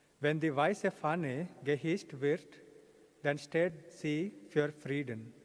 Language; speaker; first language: German; non-native, fluent; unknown